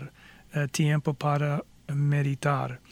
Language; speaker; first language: Spanish; non-native, fluent; English